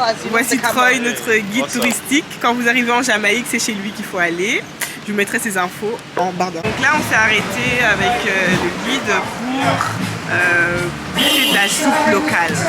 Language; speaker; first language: French; native; French